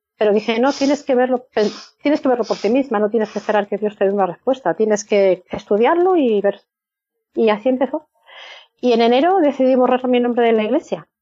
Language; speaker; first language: Spanish; native; Spanish